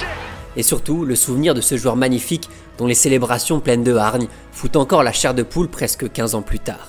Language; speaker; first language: French; native; French